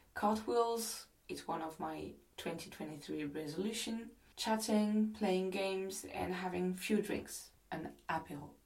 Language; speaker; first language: English; non-native, fluent; French